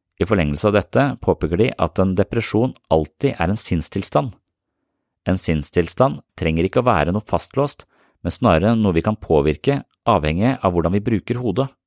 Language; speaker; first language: Norwegian; native; Norwegian